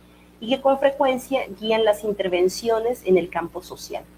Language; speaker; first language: Spanish; native; Spanish